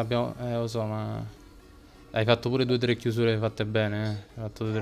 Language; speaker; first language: Italian; native; Italian